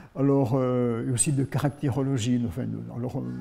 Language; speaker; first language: French; native; French